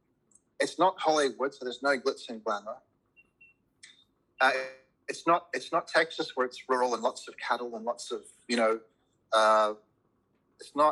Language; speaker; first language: English; native; English